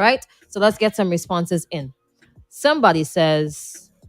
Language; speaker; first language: English; native; English